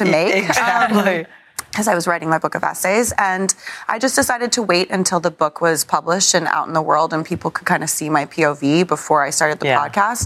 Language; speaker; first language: English; native; English